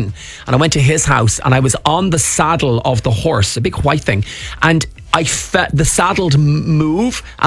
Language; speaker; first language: English; native; English